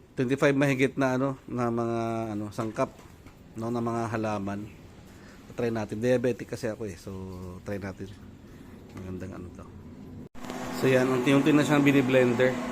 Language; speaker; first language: Filipino; non-native, local second language; Iloko